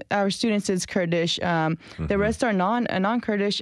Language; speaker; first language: English; early bilingual, other home language; Kurdish